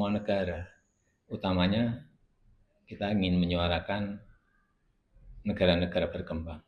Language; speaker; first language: Indonesian; non-native, local second language; Javanese